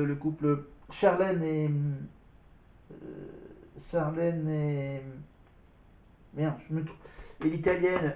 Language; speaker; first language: French; native; French